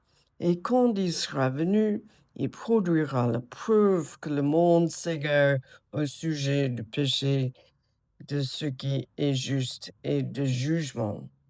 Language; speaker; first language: French; non-native, fluent; English